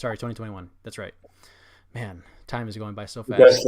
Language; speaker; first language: English; native; English